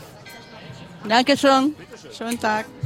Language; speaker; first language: German; non-native, learner; Ukrainian